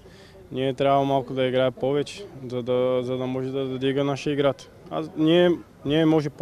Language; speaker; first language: Bulgarian; non-native, learner; Portuguese